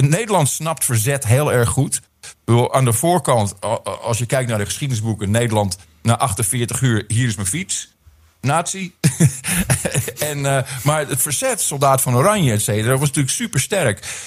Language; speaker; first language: Dutch; early bilingual, heritage; Dutch